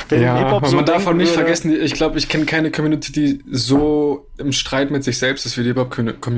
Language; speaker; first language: German; native; German